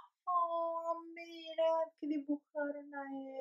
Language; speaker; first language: Spanish; early bilingual, heritage; Spanish